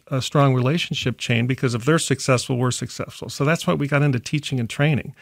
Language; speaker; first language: English; native; English